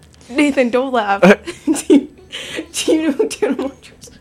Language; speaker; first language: English; native; English